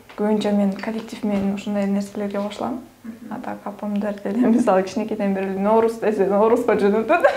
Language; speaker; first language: Kyrgyz; non-native, local second language; Russian